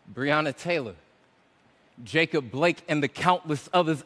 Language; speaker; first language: English; native; English